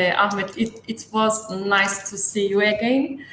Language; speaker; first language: English; non-native, fluent; Turkish